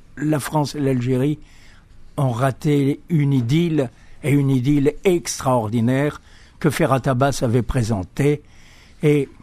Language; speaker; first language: French; native; French